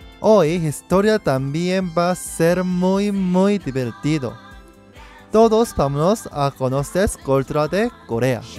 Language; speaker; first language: Spanish; non-native, learner; Korean